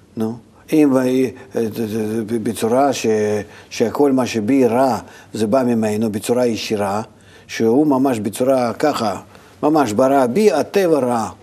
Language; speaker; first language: Hebrew; non-native, fluent; Russian